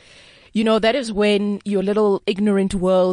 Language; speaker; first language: English; non-native, local second language; Southern Sotho